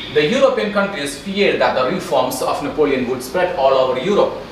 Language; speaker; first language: English; non-native, local second language; Malayalam